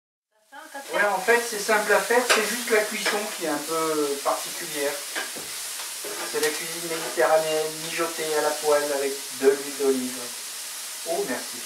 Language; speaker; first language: French; native; French